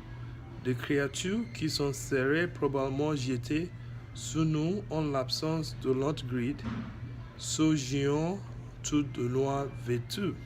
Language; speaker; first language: French; non-native, learner; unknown